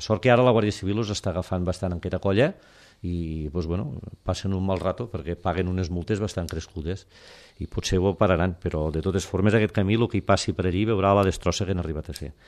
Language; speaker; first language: Catalan; native; Catalan